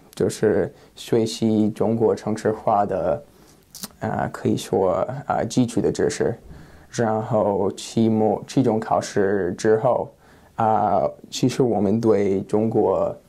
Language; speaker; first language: Chinese; non-native, learner; English